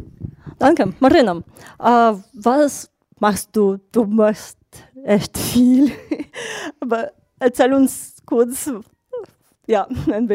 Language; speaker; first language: German; non-native, fluent; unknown